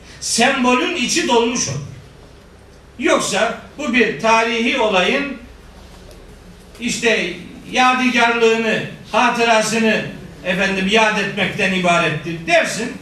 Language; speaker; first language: Turkish; native; Turkish